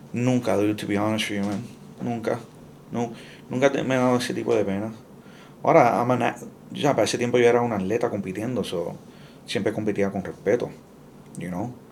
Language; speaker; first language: Spanish; early bilingual, heritage; Spanish